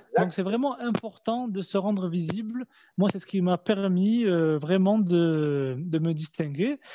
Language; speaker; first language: French; early bilingual, other home language; Arabic